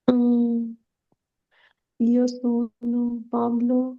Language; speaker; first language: Italian; non-native, learner; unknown